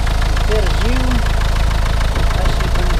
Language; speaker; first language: Arabic; native; Arabic